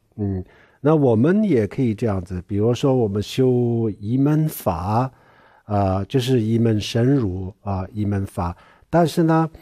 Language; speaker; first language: Chinese; non-native, local second language; Tibetan